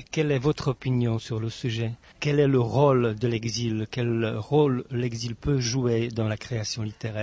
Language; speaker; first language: French; non-native, fluent; Czech